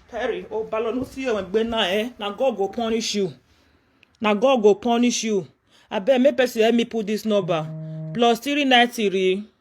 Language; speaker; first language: Nigerian Pidgin; non-native, local second language; Yoruba